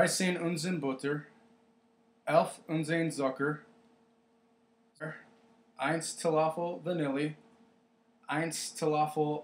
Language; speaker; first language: German; non-native, learner; English